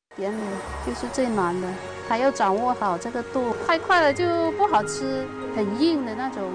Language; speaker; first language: Chinese; non-native, local second language; Hakka Chinese